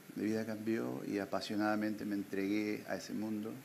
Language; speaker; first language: Spanish; native; Spanish